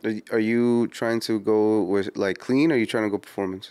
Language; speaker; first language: English; early bilingual, other home language; Spanish